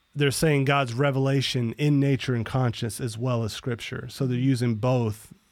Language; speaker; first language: English; native; English